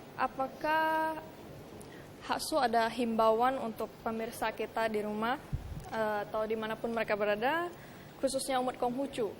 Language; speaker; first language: Indonesian; native; Indonesian